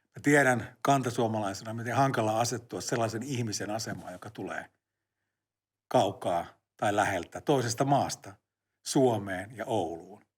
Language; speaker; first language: Finnish; native; Finnish